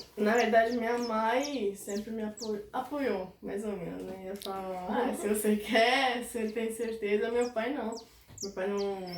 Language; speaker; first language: Portuguese; non-native, fluent; Italian